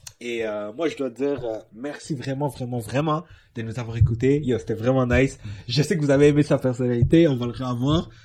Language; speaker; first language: French; non-native, local second language; English